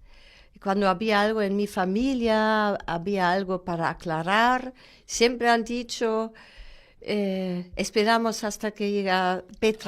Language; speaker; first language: Spanish; non-native, fluent; German